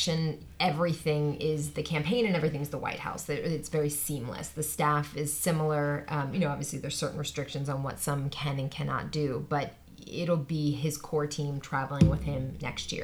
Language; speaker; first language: English; native; English